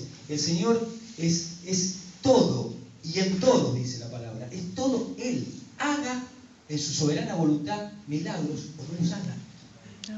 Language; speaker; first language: Spanish; native; Spanish